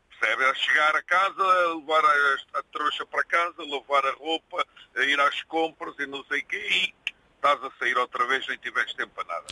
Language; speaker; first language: Portuguese; native; Portuguese